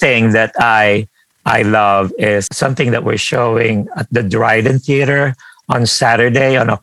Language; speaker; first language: English; non-native, local second language; Filipino